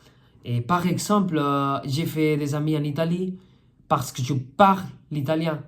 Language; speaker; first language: French; non-native, fluent; Spanish